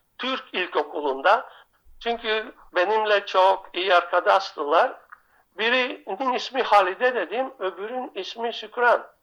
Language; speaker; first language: Turkish; non-native, local second language; Greek